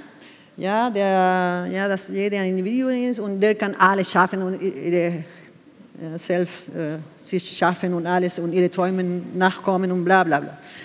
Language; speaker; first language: German; non-native, fluent; Spanish